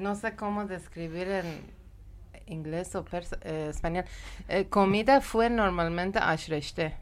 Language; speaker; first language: Spanish; non-native, learner; Persian